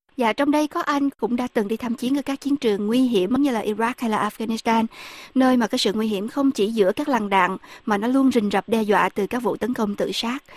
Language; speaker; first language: Vietnamese; native; Vietnamese